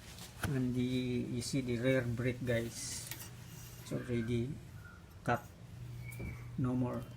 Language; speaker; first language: English; non-native, local second language; Filipino